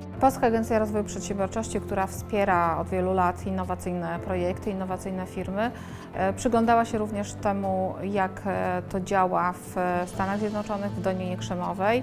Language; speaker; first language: Polish; native; Polish